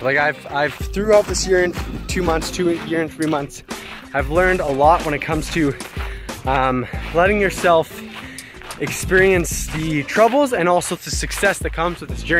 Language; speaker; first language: English; native; English